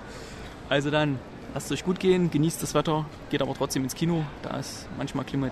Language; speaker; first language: German; native; German